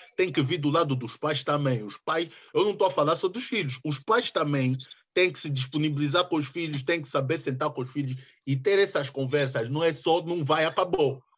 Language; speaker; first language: Portuguese; early bilingual, heritage; Portuguese